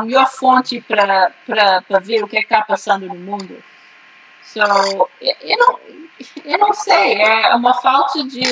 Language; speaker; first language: Portuguese; early bilingual, heritage; Portuguese